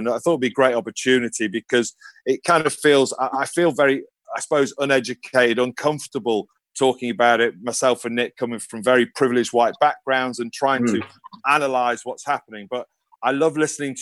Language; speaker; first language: English; native; English